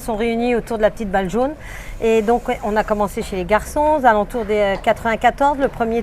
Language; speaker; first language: French; native; French